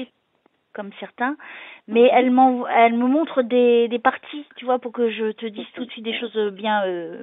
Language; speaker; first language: French; native; French